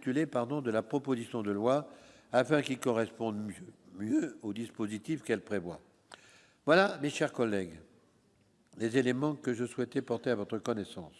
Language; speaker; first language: French; native; French